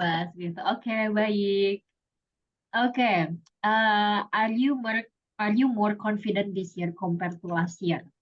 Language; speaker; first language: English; non-native, fluent; Indonesian